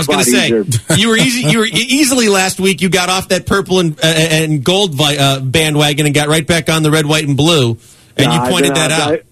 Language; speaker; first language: English; native; English